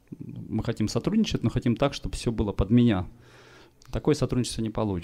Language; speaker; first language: Russian; native; Russian